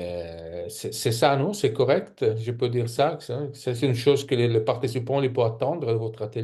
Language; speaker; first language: French; non-native, fluent; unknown